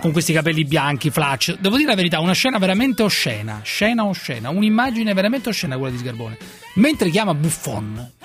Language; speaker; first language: Italian; native; Italian